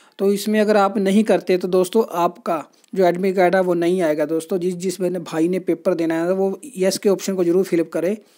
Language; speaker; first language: Hindi; native; Hindi